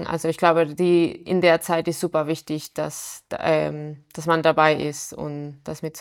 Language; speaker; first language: German; non-native, fluent; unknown